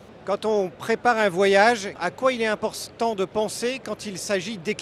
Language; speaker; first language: French; native; French